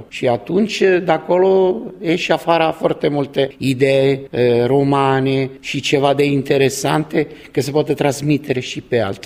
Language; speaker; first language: Romanian; non-native, learner; Italian